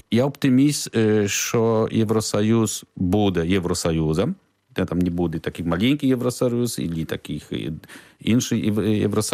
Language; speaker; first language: Ukrainian; non-native, learner; Polish